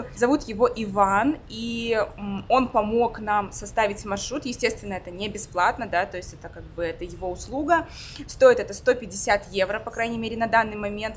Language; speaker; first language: Russian; native; Russian